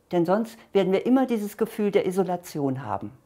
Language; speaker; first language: German; native; German